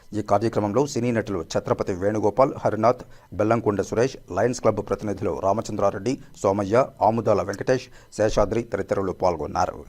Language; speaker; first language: Telugu; native; Telugu